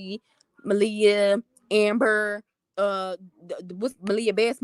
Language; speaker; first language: English; native; English